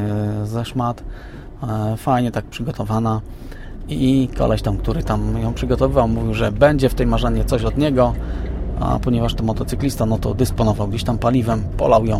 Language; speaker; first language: Polish; native; Polish